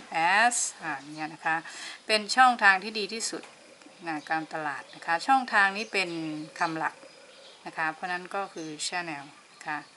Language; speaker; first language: Thai; native; Thai